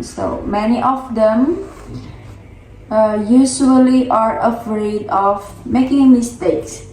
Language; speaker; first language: English; non-native, learner; Indonesian